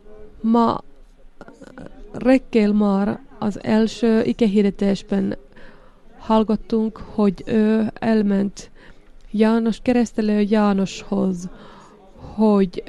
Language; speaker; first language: Hungarian; non-native, learner; Finnish